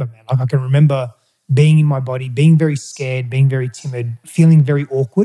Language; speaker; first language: English; early bilingual, other home language; Greek